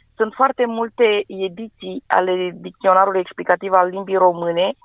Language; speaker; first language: Romanian; non-native, local second language; Romany